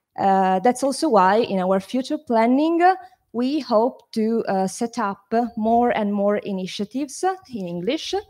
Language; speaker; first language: English; non-native, fluent; Italian